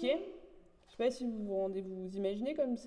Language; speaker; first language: French; native; French